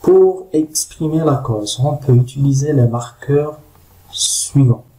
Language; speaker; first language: French; non-native, local second language; Arabic